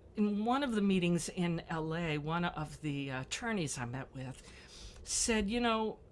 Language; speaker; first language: English; native; English